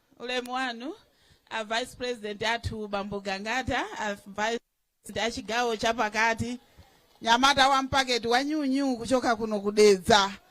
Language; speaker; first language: Nyanja; native; Nyanja